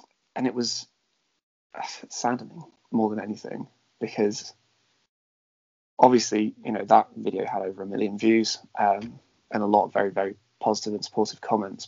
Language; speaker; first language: English; native; English